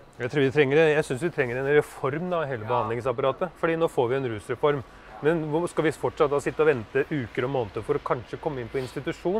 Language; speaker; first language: Norwegian; native; Norwegian